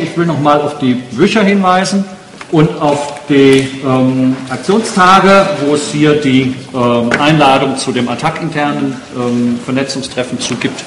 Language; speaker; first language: German; native; German